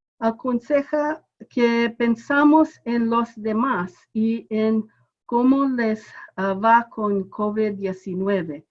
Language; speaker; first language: Spanish; non-native, fluent; English